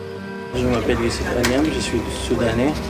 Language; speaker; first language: French; non-native, fluent; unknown